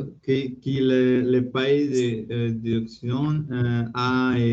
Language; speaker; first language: French; non-native, learner; Spanish